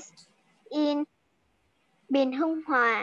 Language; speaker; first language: English; non-native, learner; Vietnamese